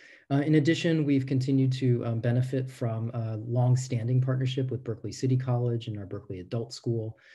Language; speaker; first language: English; native; English